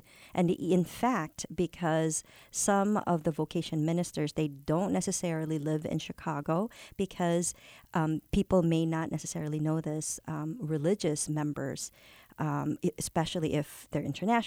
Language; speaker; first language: English; non-native, local second language; Filipino